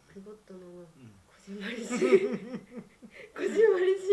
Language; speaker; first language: Korean; non-native, learner; Japanese